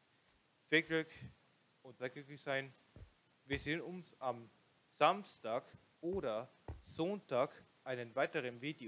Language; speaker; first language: German; non-native, local second language; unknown